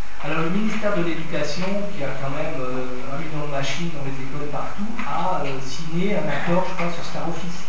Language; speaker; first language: French; native; French